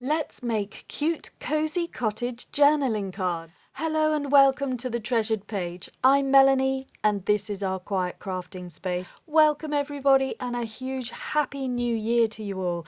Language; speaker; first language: English; native; English